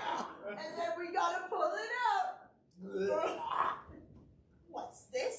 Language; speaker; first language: English; native; English